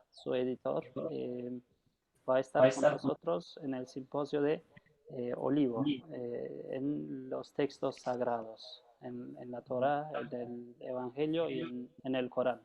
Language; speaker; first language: Spanish; non-native, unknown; Turkish